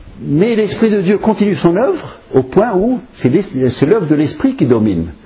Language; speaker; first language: French; non-native, fluent; English